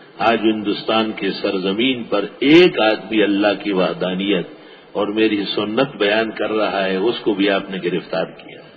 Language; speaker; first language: Urdu; non-native, local second language; Pashto